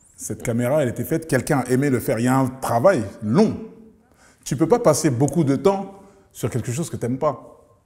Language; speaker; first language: French; early bilingual, other home language; Lingala